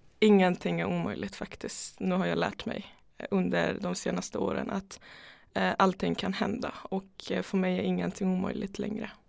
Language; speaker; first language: Swedish; non-native, fluent; Persian